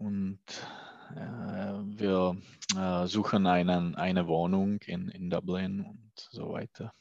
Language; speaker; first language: German; non-native, learner; Czech